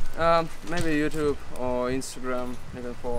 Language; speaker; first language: English; non-native, fluent; Russian